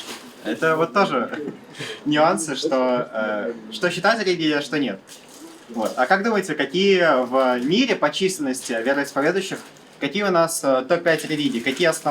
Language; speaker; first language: Russian; native; Russian